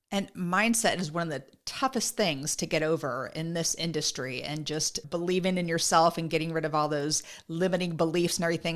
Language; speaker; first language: English; native; English